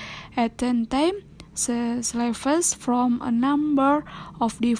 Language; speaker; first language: English; non-native, learner; Indonesian